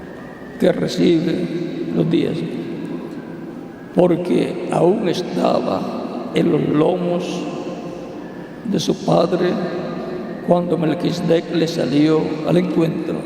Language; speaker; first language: Spanish; native; Spanish